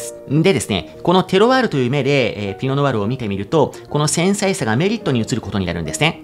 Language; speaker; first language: Japanese; native; Japanese